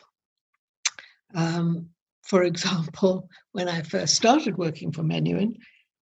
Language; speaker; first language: English; native; English